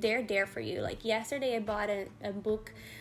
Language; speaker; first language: English; non-native, fluent; Portuguese